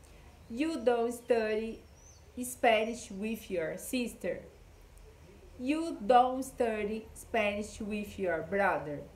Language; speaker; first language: English; non-native, fluent; Portuguese